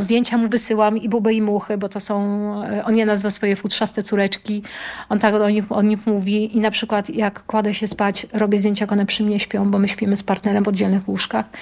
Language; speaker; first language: Polish; native; Polish